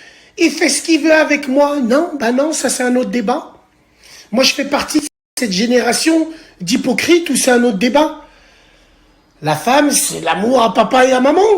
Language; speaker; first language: French; native; French